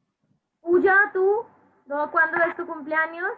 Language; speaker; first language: Spanish; non-native, learner; Hindi